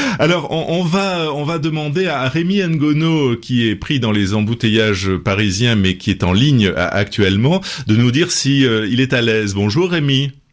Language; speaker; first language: French; native; French